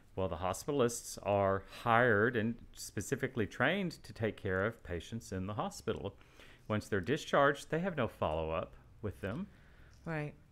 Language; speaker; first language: English; native; English